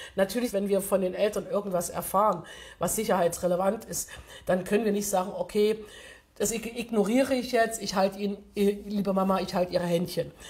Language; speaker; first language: German; native; German